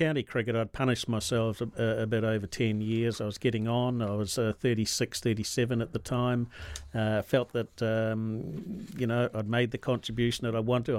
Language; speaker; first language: English; native; English